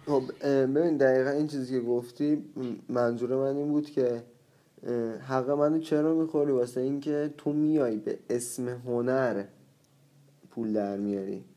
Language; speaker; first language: Persian; native; Persian